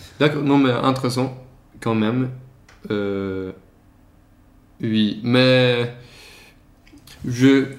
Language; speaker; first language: French; non-native, learner; Swedish